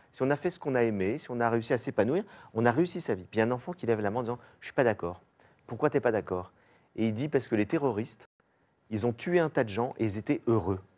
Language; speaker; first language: French; native; French